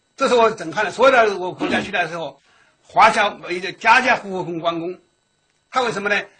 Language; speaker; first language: Chinese; native; Chinese